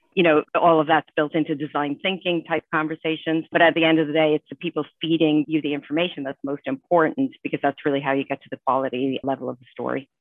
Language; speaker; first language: English; native; English